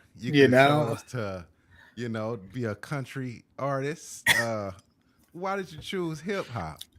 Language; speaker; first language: English; native; English